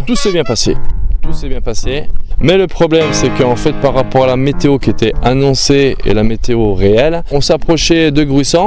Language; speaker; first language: French; native; French